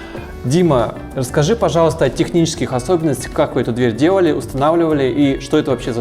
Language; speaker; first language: Russian; native; Russian